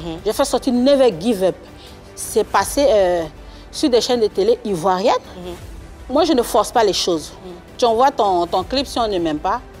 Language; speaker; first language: French; non-native, local second language; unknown